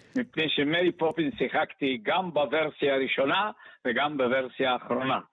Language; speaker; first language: Hebrew; non-native, fluent; Bulgarian